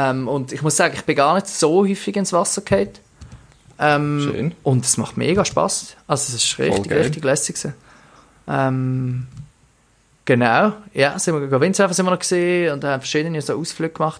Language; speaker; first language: German; native; German